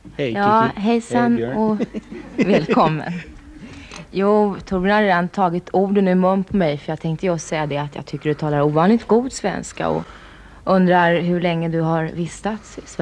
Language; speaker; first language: Swedish; native; Swedish